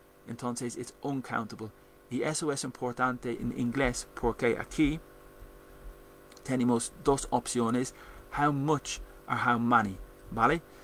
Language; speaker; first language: Spanish; non-native, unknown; English